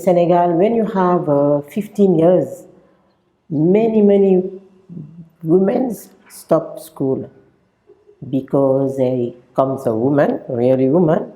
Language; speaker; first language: English; non-native, local second language; French